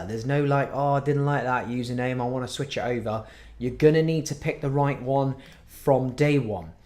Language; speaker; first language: English; native; English